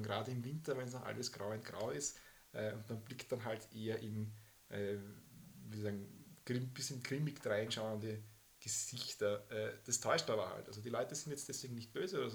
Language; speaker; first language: German; native; German